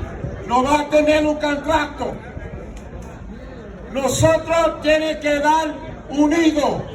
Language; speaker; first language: Spanish; non-native, learner; English